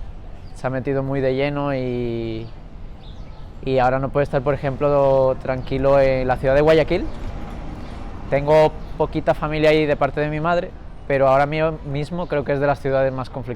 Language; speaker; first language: Spanish; early bilingual, other home language; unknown